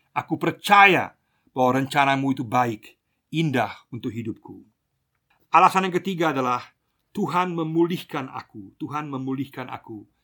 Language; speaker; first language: Indonesian; non-native, fluent; German